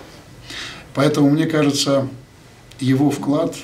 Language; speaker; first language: Russian; native; Russian